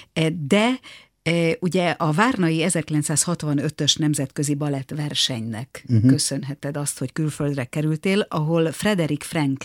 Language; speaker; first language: Hungarian; native; Hungarian